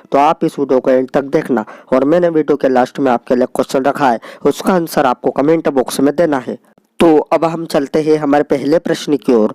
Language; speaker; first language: Hindi; native; Hindi